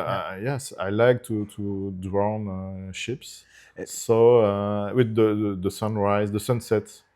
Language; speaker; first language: English; non-native, fluent; Italian